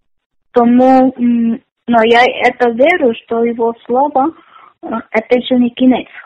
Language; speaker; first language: Ukrainian; non-native, learner; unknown